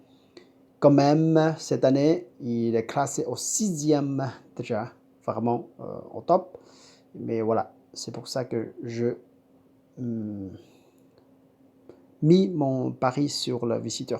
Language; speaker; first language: French; non-native, fluent; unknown